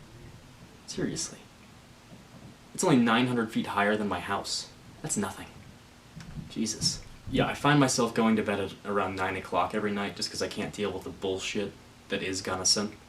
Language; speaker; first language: English; native; English